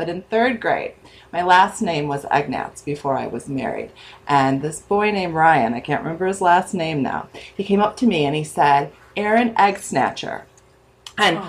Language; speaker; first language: English; native; English